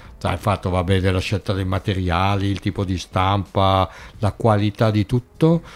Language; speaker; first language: Italian; native; Italian